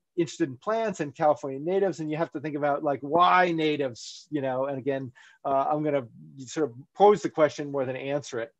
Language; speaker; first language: English; native; English